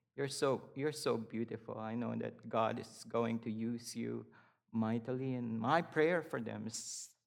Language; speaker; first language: English; non-native, local second language; Filipino